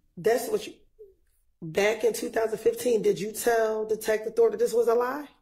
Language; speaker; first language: English; native; English